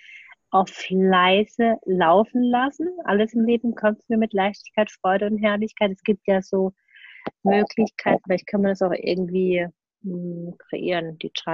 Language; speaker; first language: German; native; German